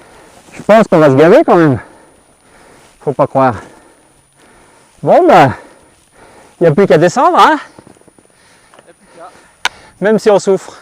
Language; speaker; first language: French; native; French